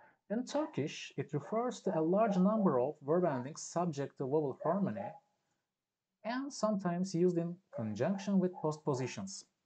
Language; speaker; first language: English; non-native, fluent; Turkish